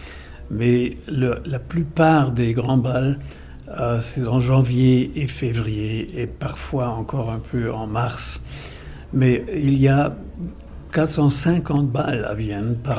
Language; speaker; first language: French; non-native, fluent; German